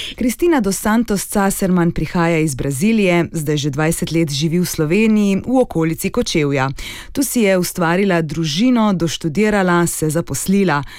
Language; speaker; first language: Slovenian; native; Slovenian